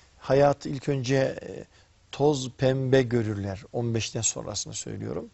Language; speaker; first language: Turkish; native; Turkish